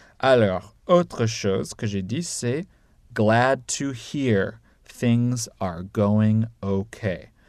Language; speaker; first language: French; non-native, fluent; English